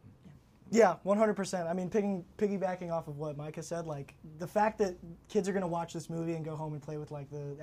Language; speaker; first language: English; native; English